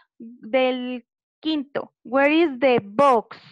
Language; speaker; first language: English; non-native, learner; Spanish